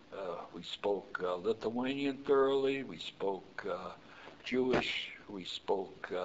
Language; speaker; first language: English; early bilingual, other home language; Yiddish